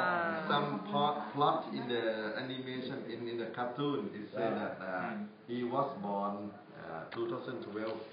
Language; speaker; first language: English; non-native, fluent; Thai